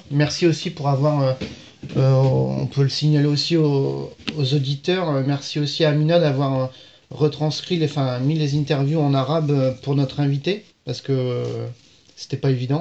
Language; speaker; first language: French; native; French